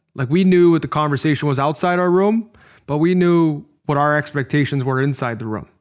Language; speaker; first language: English; native; English